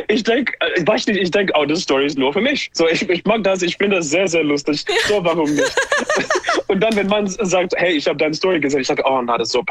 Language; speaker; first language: German; non-native, learner; English